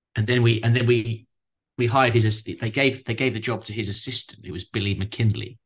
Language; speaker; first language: English; native; English